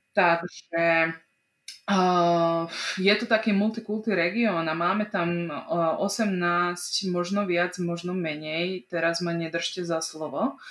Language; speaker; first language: Slovak; early bilingual, heritage; Slovak